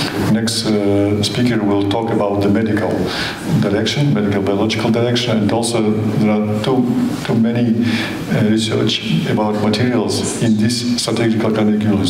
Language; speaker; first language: English; non-native, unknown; Russian